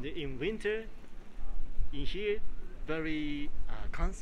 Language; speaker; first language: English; non-native, learner; Japanese